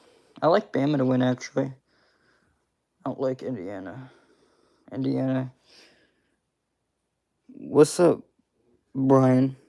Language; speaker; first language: English; native; English